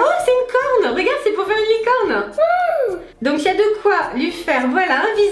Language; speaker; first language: French; native; French